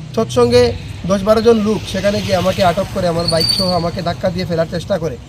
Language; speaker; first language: Bangla; native; Bangla